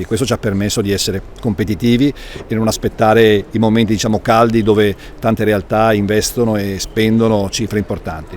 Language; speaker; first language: Italian; native; Italian